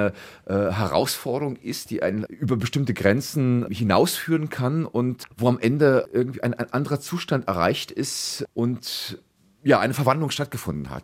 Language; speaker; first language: German; native; German